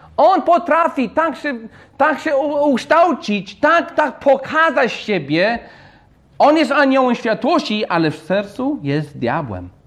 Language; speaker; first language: Polish; non-native, fluent; English